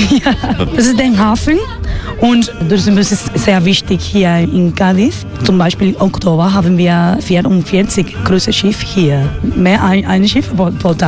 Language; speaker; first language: German; non-native, fluent; Spanish